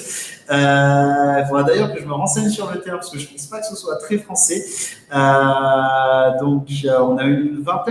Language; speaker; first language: French; native; French